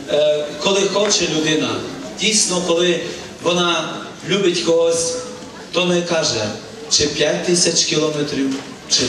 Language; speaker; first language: Ukrainian; native; Ukrainian